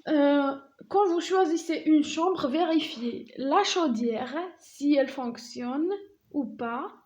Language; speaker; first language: French; non-native, local second language; Arabic